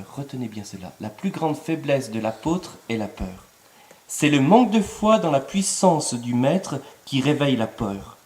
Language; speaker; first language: French; native; French